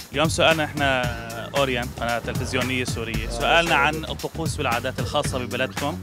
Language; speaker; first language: Arabic; native; Arabic